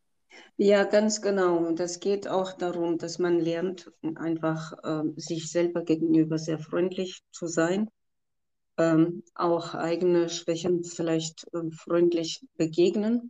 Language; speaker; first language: German; non-native, fluent; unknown